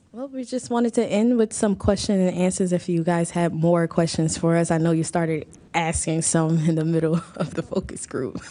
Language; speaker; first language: English; native; English